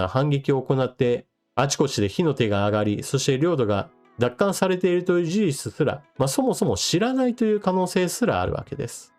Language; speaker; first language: Japanese; native; Japanese